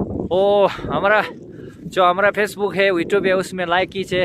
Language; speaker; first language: Hindi; non-native, fluent; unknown